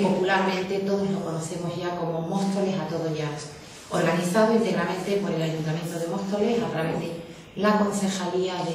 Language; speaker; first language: Spanish; native; Spanish